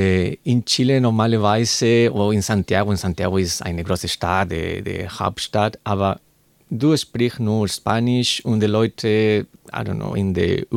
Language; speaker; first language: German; non-native, learner; Spanish